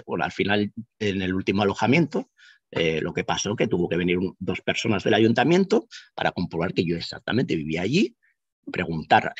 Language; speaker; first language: Spanish; native; Spanish